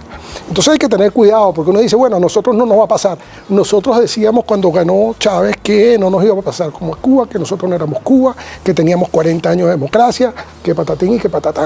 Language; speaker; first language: Spanish; native; Spanish